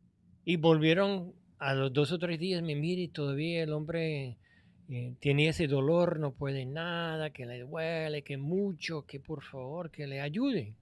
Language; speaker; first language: Spanish; non-native, fluent; English